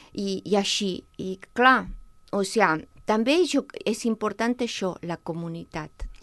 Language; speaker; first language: Catalan; non-native, local second language; Spanish